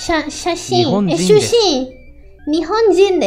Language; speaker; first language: Japanese; non-native, learner; Indonesian